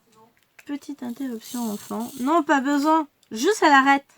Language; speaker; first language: French; native; French